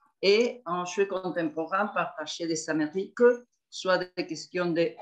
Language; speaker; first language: French; non-native, fluent; Spanish